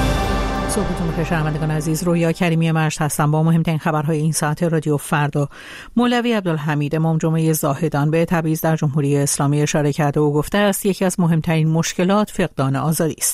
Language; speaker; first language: Persian; native; Persian